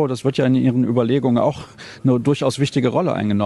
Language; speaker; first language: German; native; German